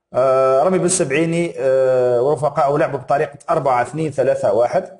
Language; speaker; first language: Arabic; native; Arabic